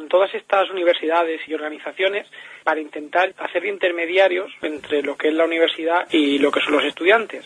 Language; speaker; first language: Spanish; native; Spanish